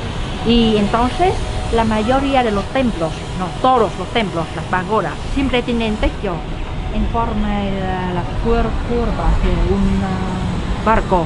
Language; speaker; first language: Spanish; non-native, learner; Vietnamese